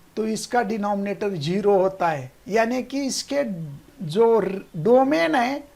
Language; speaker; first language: Hindi; non-native, local second language; Marathi